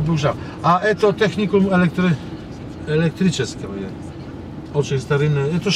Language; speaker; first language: Russian; non-native, learner; Polish